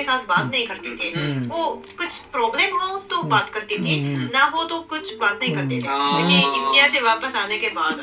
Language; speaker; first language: Hindi; non-native, fluent; Japanese